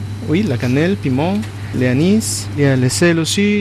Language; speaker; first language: French; non-native, learner; Spanish